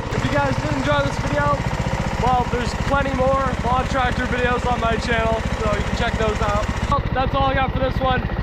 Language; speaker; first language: English; native; English